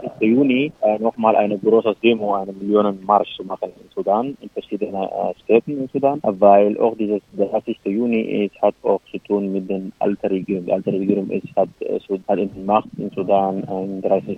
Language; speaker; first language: German; non-native, local second language; Arabic